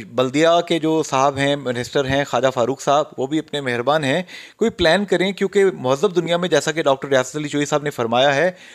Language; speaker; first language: Urdu; non-native, local second language; Pahari-Potwari